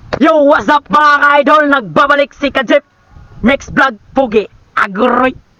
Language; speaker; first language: Filipino; non-native, local second language; Cebuano